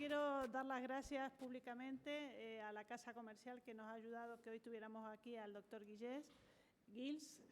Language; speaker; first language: Spanish; native; Spanish